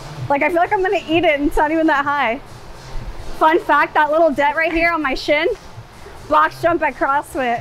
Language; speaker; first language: English; early bilingual, other home language; Spanish